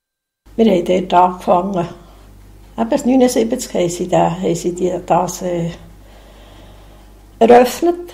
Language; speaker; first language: German; native; German